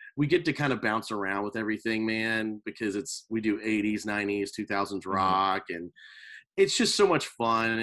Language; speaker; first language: English; native; English